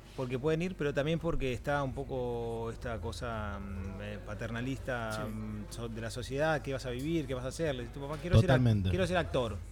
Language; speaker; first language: Spanish; native; Spanish